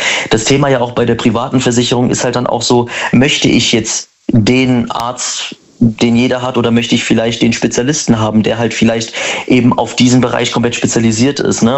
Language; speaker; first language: German; native; German